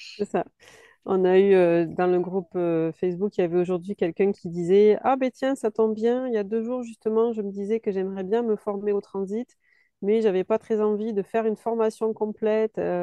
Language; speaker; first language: French; native; French